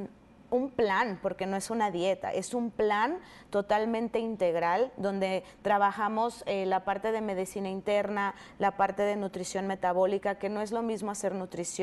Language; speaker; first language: Spanish; native; Spanish